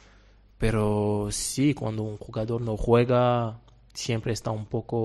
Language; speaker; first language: Spanish; non-native, fluent; Portuguese